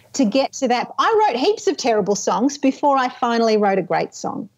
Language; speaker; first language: English; native; English